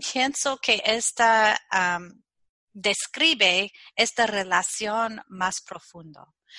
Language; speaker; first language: Spanish; non-native, fluent; English